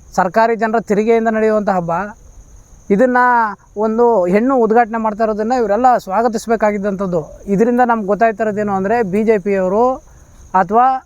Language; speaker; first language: Kannada; native; Kannada